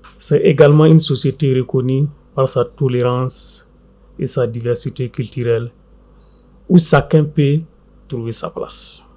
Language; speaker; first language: French; non-native, local second language; Fula